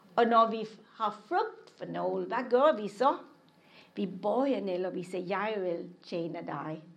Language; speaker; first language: Danish; non-native, fluent; English